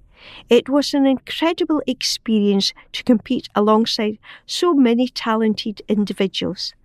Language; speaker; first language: English; native; English